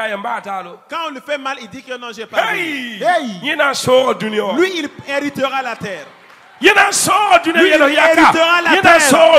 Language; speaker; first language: French; non-native, local second language; Mossi